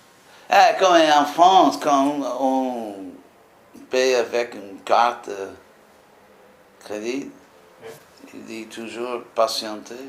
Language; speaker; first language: French; non-native, fluent; English